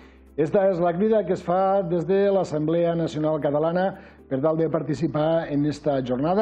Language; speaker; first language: Catalan; native; Catalan